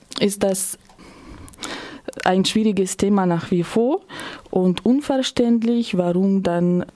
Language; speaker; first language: German; non-native, fluent; Ukrainian